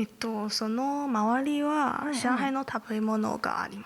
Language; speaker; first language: Japanese; non-native, learner; Chinese